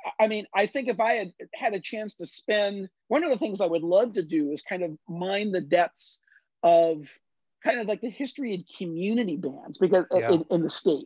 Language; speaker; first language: English; native; English